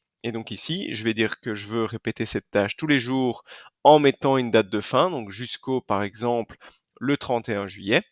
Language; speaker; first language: French; native; French